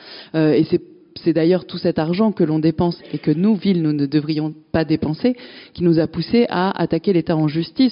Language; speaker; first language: French; native; French